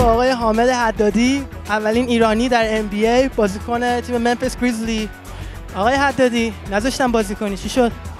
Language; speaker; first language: Persian; native; Persian